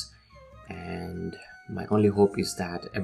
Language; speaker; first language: English; non-native, local second language; Nepali